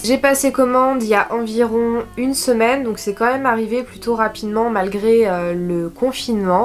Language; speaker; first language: French; native; French